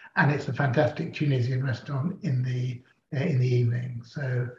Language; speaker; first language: English; native; English